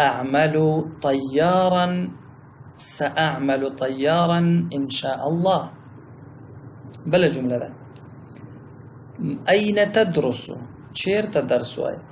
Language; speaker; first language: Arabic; non-native, fluent; Pashto